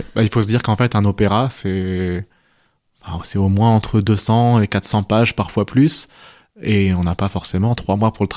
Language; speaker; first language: French; native; French